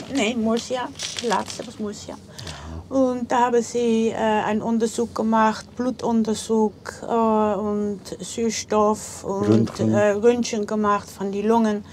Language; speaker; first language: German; non-native, learner; Dutch